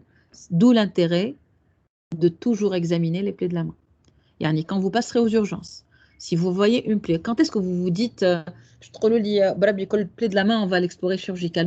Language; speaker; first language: French; non-native, local second language; Arabic